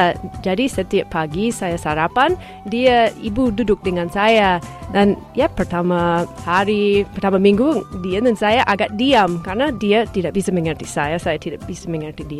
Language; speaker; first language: Indonesian; non-native, fluent; English